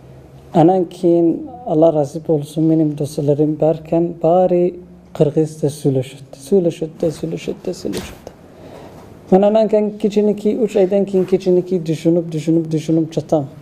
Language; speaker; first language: Kyrgyz; non-native, learner; Somali